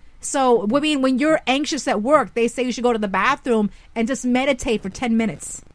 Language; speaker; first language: English; early bilingual, other home language; Spanish